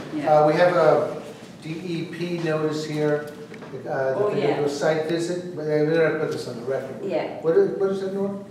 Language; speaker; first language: English; native; English